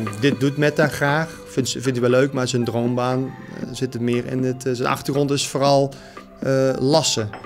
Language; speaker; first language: Dutch; native; Dutch